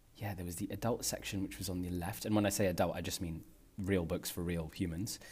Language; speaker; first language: English; native; English